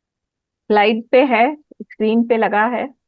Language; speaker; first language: Hindi; native; Hindi